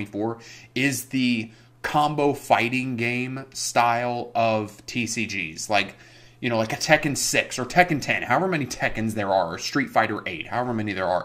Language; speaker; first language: English; native; English